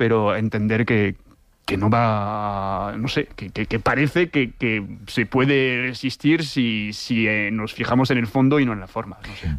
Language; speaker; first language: Spanish; non-native, fluent; French